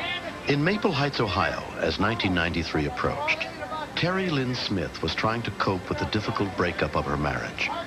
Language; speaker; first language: English; native; English